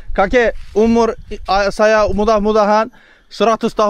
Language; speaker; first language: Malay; non-native, learner; Turkish